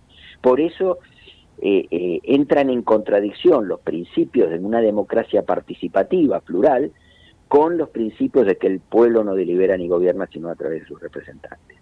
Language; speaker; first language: Spanish; native; Spanish